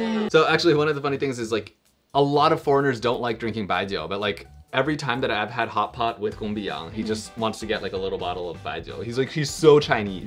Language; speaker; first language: English; early bilingual, other home language; Spanish